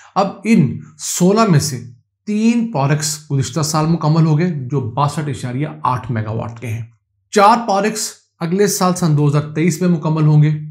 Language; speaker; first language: Urdu; native; Urdu